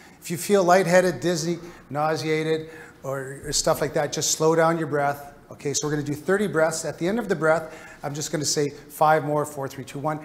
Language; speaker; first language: English; native; English